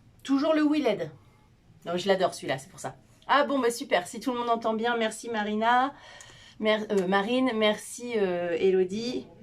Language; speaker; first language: French; native; French